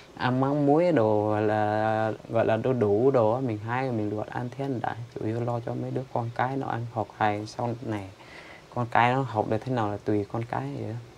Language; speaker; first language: Vietnamese; non-native, local second language; Iu Mien